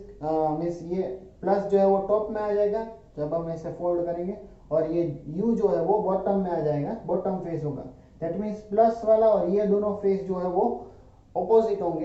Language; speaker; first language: Hindi; non-native, local second language; Gujarati